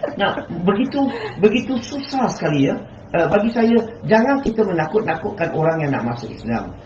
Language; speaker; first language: Malay; non-native, local second language; Chinese